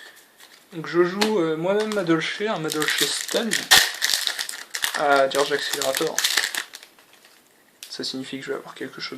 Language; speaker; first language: French; native; French